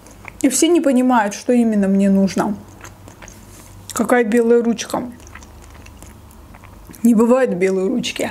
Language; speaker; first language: Russian; native; Russian